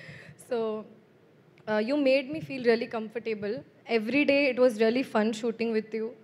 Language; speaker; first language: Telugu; non-native, local second language; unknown